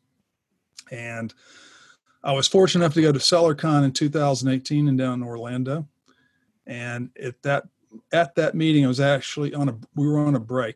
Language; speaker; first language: English; native; English